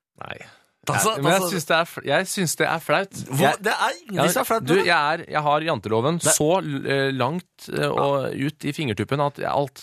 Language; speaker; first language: Norwegian; native; Norwegian